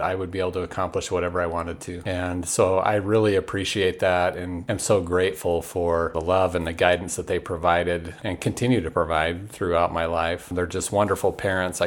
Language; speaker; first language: English; native; English